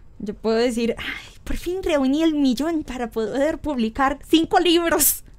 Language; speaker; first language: Spanish; native; Spanish